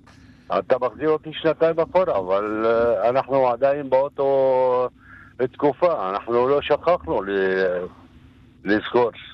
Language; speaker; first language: Hebrew; non-native, local second language; Arabic